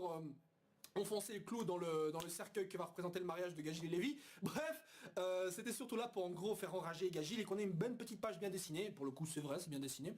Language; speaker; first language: French; native; French